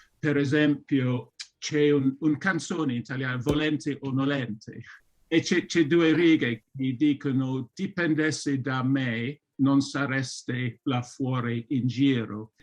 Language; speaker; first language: Italian; non-native, fluent; English